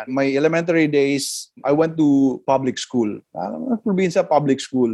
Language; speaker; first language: English; non-native, local second language; Cebuano